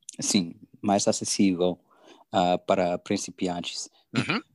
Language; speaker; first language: Portuguese; non-native, learner; English